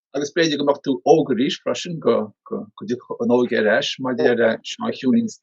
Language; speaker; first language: Irish; native; Irish